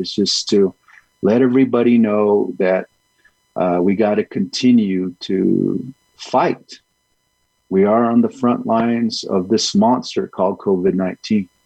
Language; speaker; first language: English; early bilingual, other home language; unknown